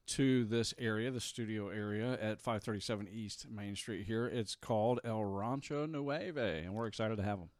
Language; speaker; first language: English; native; English